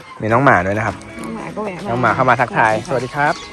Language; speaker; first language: Thai; native; Thai